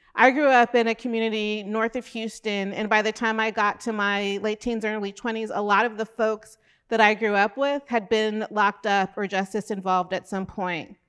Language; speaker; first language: English; native; English